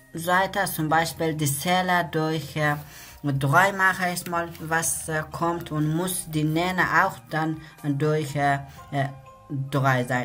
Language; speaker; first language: German; non-native, learner; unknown